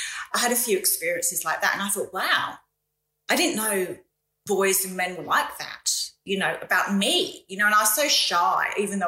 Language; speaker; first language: English; native; English